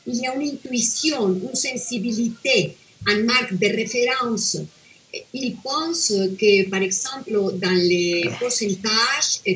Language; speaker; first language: French; non-native, fluent; Spanish